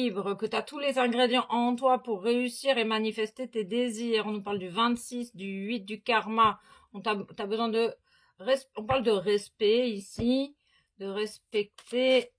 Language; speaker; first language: French; native; French